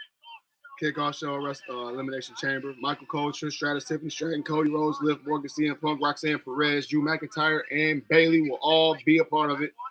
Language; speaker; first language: English; native; English